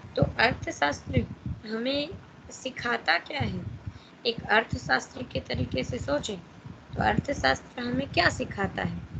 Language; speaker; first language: Hindi; non-native, local second language; Gujarati